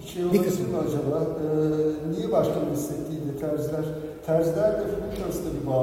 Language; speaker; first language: Turkish; native; Turkish